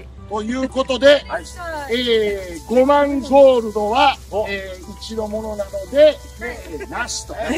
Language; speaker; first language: Japanese; native; Japanese